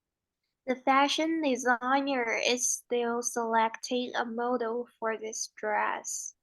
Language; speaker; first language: English; non-native, learner; Chinese